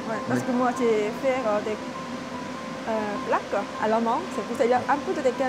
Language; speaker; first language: French; non-native, learner; Korean